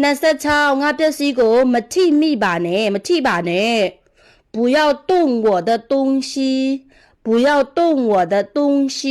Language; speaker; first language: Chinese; non-native, fluent; Burmese